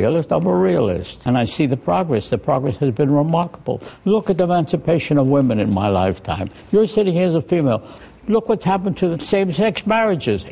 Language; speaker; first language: English; early bilingual, other home language; Yiddish